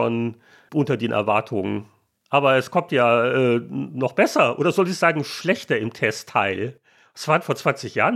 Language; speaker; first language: German; native; German